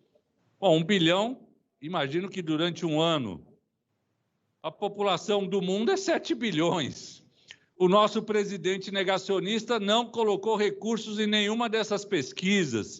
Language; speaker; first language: Portuguese; native; Portuguese